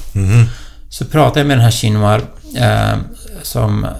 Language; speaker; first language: Swedish; non-native, fluent; Kurdish